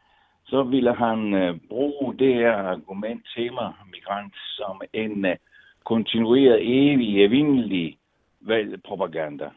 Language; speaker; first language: Danish; non-native, fluent; Italian